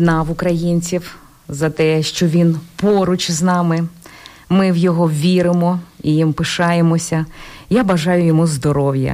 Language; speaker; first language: Ukrainian; native; Ukrainian